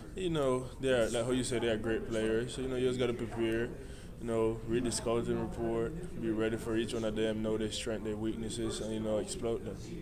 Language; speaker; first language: English; non-native, fluent; Spanish